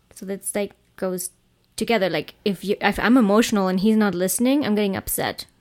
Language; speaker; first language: English; non-native, fluent; German